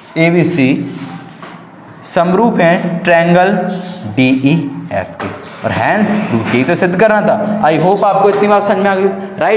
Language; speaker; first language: Hindi; native; Hindi